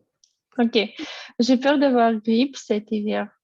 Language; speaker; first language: French; non-native, learner; Russian